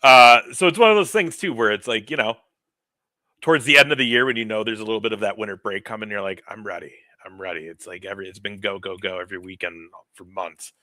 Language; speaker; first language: English; native; English